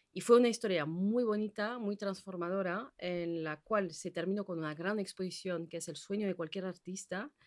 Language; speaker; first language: Spanish; non-native, fluent; Basque